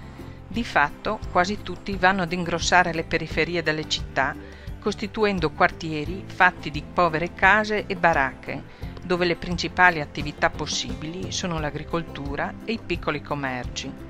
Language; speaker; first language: Italian; native; Italian